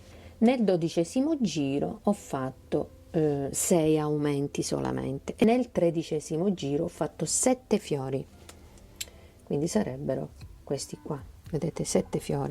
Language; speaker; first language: Italian; native; Italian